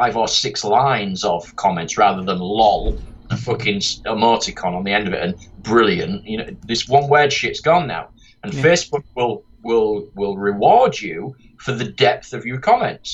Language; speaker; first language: English; native; English